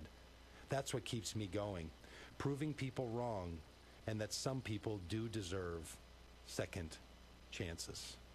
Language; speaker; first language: English; native; English